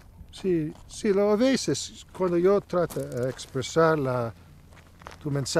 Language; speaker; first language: Spanish; non-native, learner; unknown